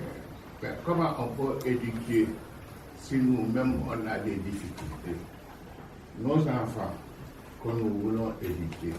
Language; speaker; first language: French; non-native, local second language; Wolof